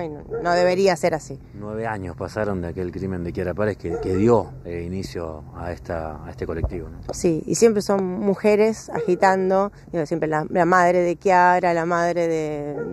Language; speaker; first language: Spanish; native; Spanish